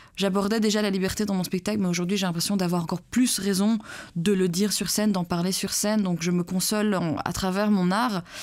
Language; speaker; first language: French; early bilingual, other home language; Persian